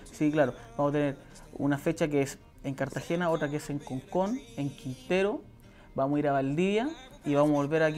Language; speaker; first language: Spanish; native; Spanish